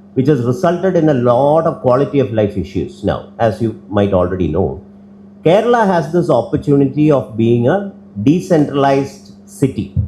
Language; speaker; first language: English; non-native, local second language; Malayalam